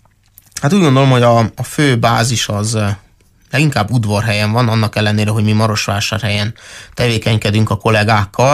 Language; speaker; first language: Hungarian; native; Hungarian